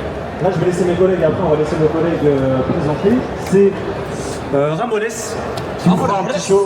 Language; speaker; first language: French; native; French